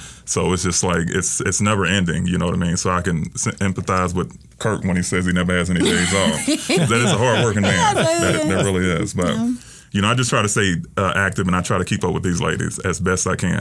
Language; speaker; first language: English; native; English